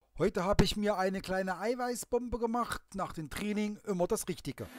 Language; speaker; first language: German; native; German